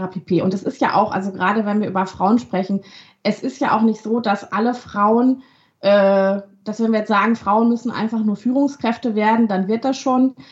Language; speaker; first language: German; early bilingual, other home language; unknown